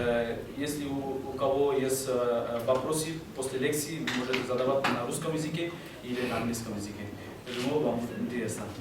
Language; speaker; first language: Russian; non-native, fluent; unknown